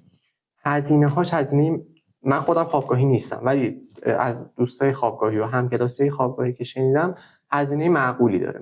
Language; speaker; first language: Persian; native; Persian